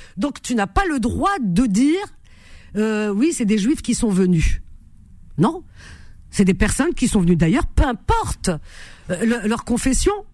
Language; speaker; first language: French; native; French